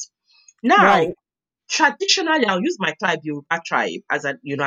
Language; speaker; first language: English; non-native, local second language; Yoruba